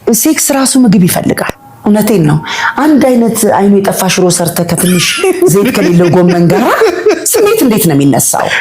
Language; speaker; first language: Amharic; native; Amharic